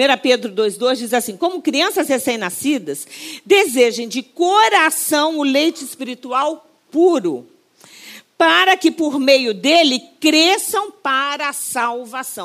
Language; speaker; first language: Portuguese; native; Portuguese